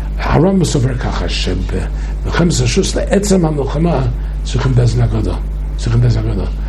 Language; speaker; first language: Hebrew; non-native, fluent; English